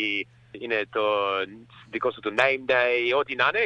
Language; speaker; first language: Greek; early bilingual, heritage; English